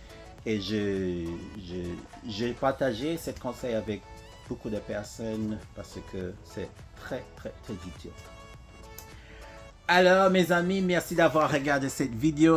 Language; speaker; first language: French; non-native, learner; English